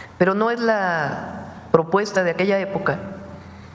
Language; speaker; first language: Spanish; native; Spanish